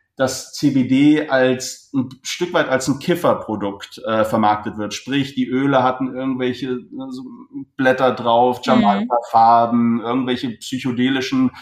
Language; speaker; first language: German; native; German